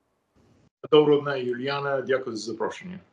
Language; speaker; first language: Ukrainian; non-native, fluent; English